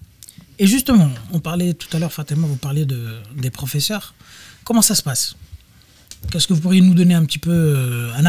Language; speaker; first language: French; native; French